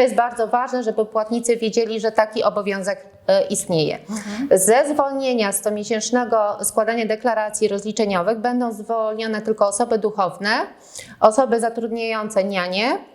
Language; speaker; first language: Polish; native; Polish